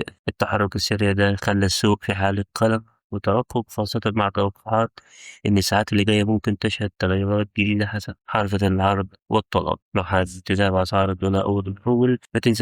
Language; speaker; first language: Arabic; native; Arabic